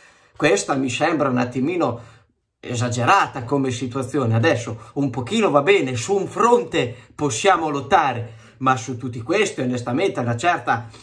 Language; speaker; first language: Italian; native; Italian